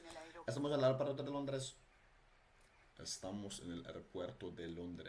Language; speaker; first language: Spanish; non-native, learner; Dutch